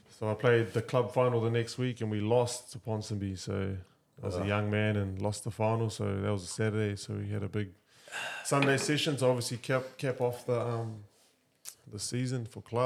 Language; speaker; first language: English; native; English